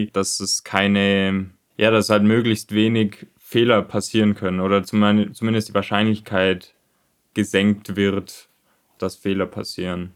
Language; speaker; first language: German; native; German